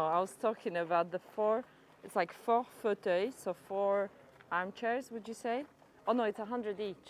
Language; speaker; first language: English; non-native, fluent; French